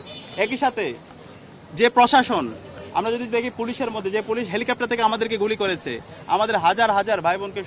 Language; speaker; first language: Bangla; native; Bangla